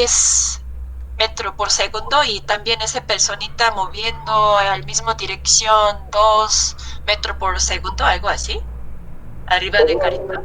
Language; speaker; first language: Spanish; non-native, learner; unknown